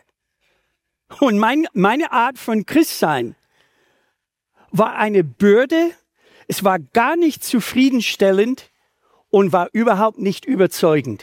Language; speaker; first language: German; native; German